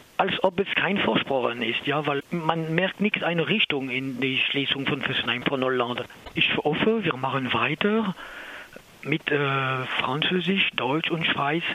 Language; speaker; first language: German; non-native, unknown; French